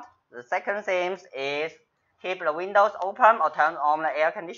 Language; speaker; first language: English; non-native, fluent; Chinese